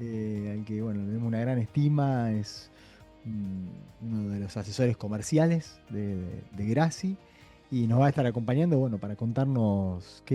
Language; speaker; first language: Spanish; native; Spanish